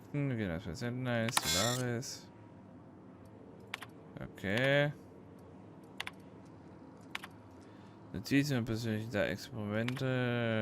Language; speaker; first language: German; native; German